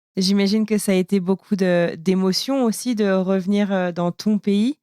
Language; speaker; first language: French; native; French